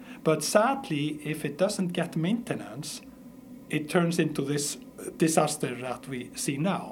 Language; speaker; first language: English; non-native, fluent; Icelandic